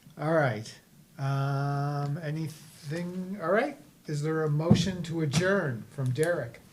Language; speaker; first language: English; native; English